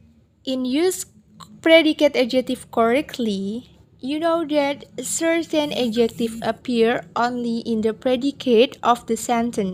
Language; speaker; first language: English; non-native, learner; Indonesian